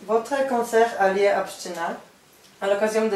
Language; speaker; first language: French; non-native, learner; Polish